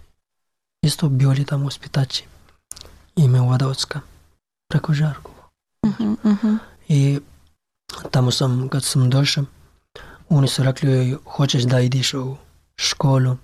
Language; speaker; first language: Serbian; non-native, learner; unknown